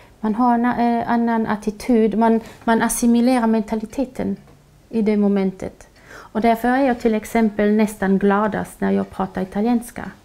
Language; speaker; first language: Swedish; non-native, fluent; German